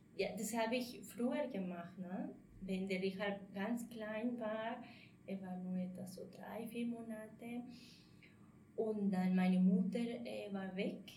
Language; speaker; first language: German; non-native, fluent; Spanish